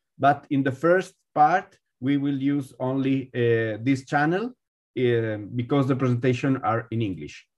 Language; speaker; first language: English; non-native, fluent; Spanish